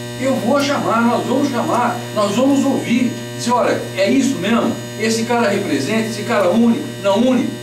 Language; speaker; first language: Portuguese; native; Portuguese